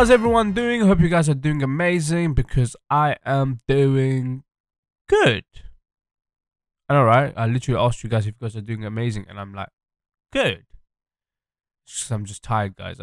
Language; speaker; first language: English; early bilingual, other home language; French